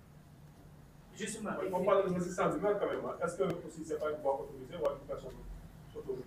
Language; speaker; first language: French; non-native, local second language; Wolof